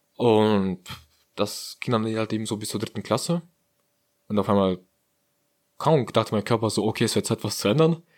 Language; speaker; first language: German; early bilingual, other home language; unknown